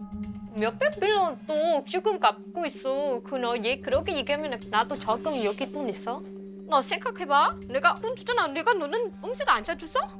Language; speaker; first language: Korean; non-native, learner; Vietnamese